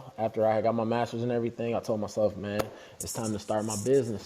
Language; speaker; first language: English; native; English